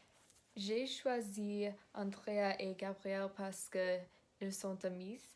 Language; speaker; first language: French; non-native, learner; English